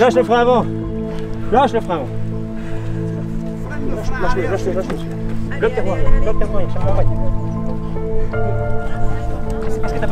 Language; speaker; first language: French; native; French